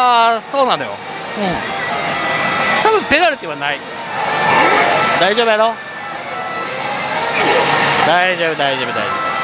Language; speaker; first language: Japanese; native; Japanese